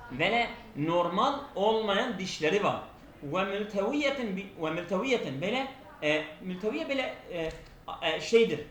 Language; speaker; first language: Turkish; non-native, local second language; Kurdish